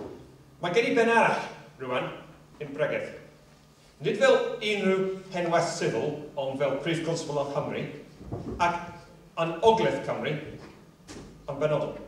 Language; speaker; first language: Welsh; non-native, fluent; English